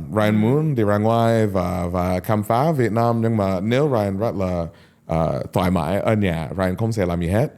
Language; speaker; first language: Vietnamese; non-native, learner; English